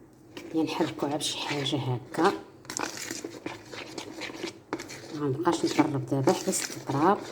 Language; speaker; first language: Arabic; native; Arabic